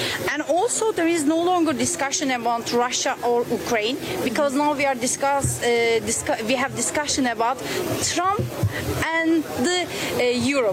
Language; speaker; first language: English; non-native, fluent; Turkish